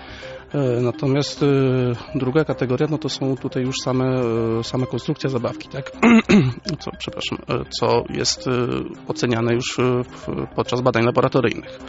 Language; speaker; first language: Polish; native; Polish